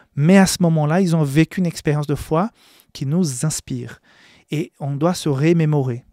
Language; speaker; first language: French; non-native, fluent; Portuguese